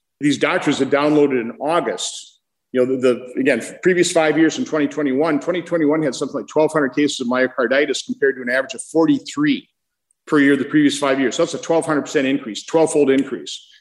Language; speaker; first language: English; native; English